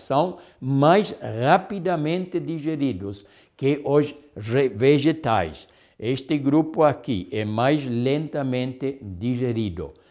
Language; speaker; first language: Portuguese; non-native, fluent; German